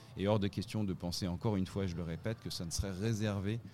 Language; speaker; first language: French; native; French